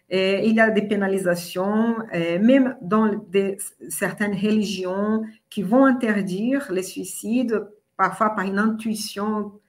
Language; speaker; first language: French; non-native, fluent; Portuguese